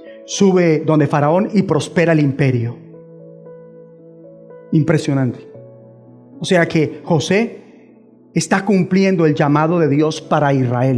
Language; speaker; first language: Spanish; native; Spanish